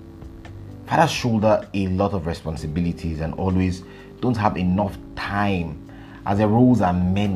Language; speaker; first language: English; non-native, local second language; Yoruba